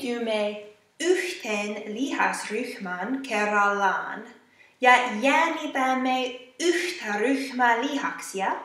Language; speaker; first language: Finnish; non-native, fluent; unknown